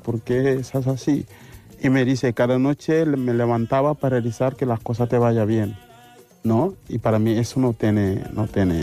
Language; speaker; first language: Spanish; non-native, fluent; Wolof